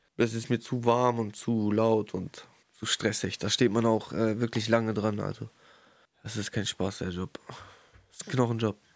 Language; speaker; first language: German; early bilingual, other home language; Russian